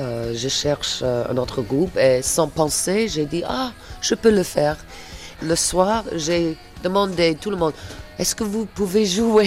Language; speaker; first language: French; non-native, fluent; English